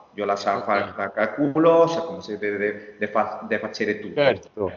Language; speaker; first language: Italian; non-native, learner; Spanish